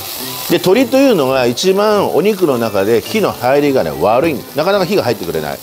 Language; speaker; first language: Japanese; native; Japanese